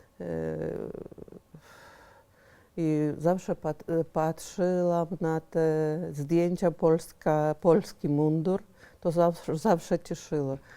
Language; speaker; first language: Polish; early bilingual, heritage; Polish